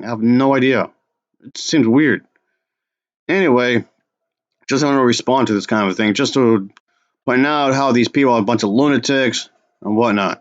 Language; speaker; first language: English; native; English